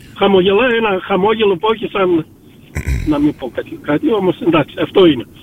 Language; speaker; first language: Greek; early bilingual, heritage; Greek